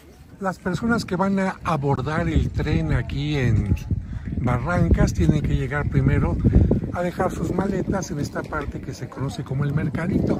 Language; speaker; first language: Spanish; native; Spanish